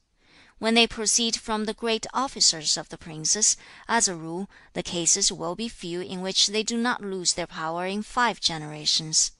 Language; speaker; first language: English; non-native, fluent; Chinese